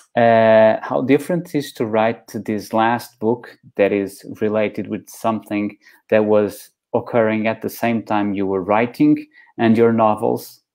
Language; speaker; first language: English; non-native, fluent; Portuguese